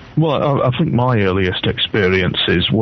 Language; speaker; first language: English; native; English